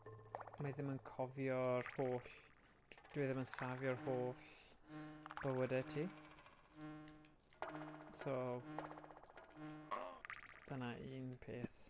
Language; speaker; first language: Welsh; native; Welsh